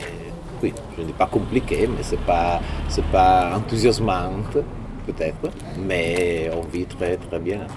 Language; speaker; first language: French; non-native, fluent; Italian